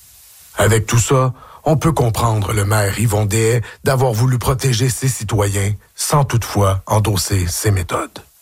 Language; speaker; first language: French; native; French